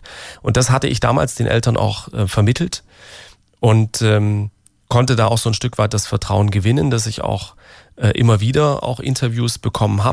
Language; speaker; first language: German; native; German